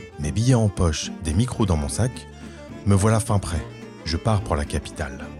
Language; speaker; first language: French; native; French